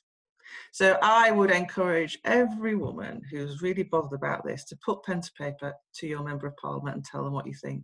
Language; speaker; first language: English; native; English